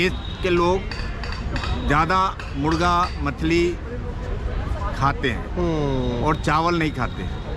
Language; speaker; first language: Hindi; native; Hindi